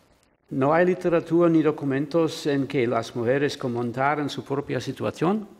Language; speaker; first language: Spanish; non-native, fluent; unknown